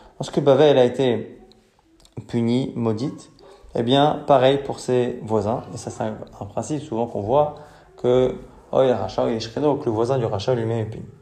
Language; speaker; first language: French; native; French